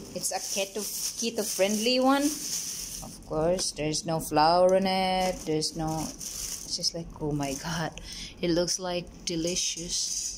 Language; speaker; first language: English; non-native, local second language; Cebuano